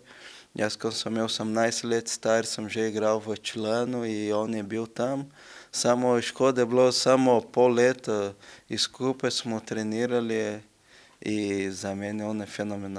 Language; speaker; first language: Slovenian; non-native, learner; Portuguese